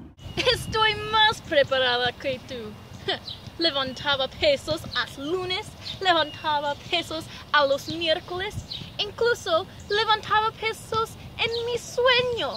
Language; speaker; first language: Spanish; non-native, learner; English